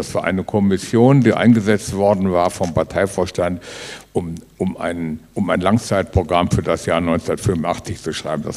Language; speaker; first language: German; native; German